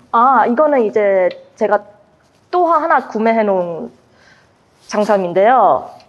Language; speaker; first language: Korean; early bilingual, heritage; Korean